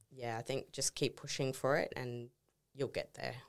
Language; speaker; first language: English; native; English